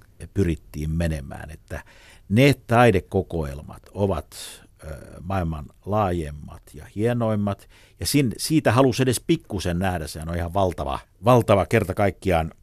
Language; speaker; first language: Finnish; native; Finnish